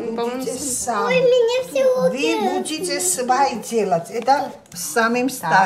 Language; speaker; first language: Russian; non-native, learner; Georgian